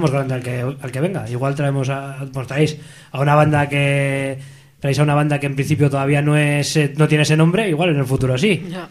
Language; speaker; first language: Spanish; native; Spanish